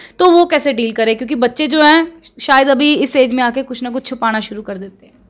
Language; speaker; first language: Hindi; non-native, local second language; Punjabi